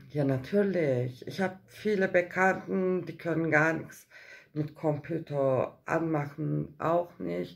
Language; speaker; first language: German; non-native, learner; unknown